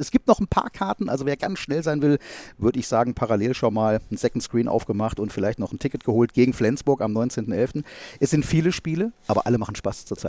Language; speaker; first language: German; native; German